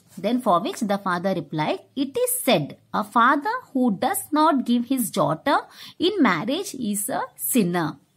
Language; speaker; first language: English; non-native, local second language; Tamil